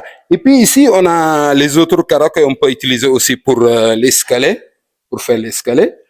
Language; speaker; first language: French; non-native, local second language; Wolof